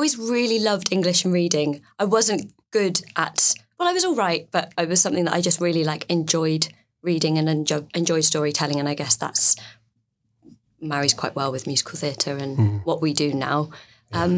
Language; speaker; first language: English; native; English